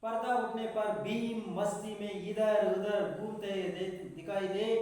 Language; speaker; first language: Hindi; non-native, local second language; Kannada